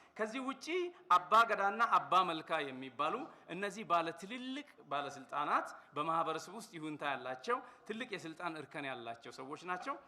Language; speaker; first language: Amharic; non-native, local second language; Oromo